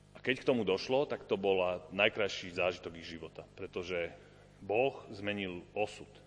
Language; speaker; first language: Slovak; native; Slovak